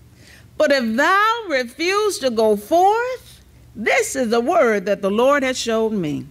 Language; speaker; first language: English; native; English